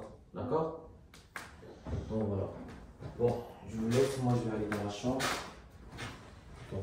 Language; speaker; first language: French; native; French